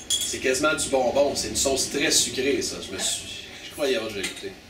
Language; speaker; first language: French; native; French